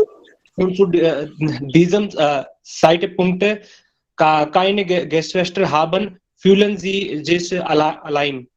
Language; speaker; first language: German; non-native, learner; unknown